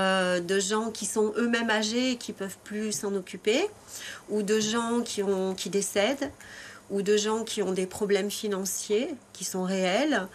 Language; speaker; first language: French; native; French